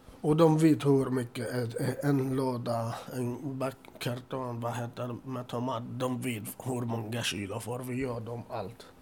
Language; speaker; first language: Swedish; non-native, learner; Assyrian Neo-Aramaic